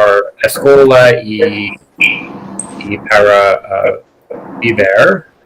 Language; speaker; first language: Portuguese; non-native, learner; English